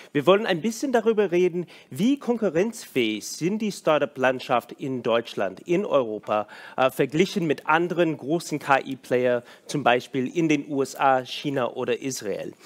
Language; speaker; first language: German; non-native, fluent; English